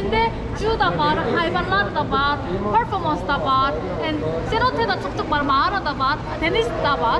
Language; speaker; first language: Turkish; non-native, learner; Korean